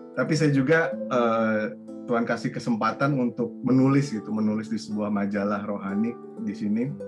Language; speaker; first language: Indonesian; native; Indonesian